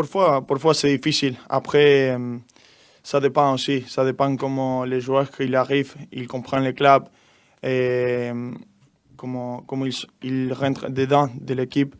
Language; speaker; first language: French; non-native, learner; Spanish